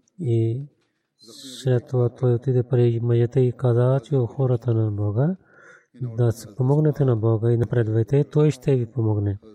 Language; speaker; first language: Bulgarian; non-native, learner; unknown